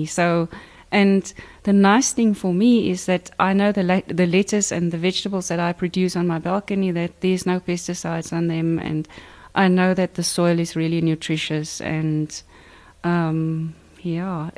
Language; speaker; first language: English; non-native, local second language; Afrikaans